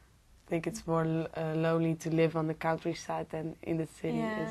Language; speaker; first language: English; non-native, learner; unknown